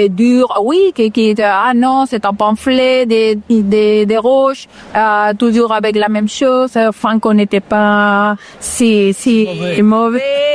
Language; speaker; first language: French; non-native, fluent; Spanish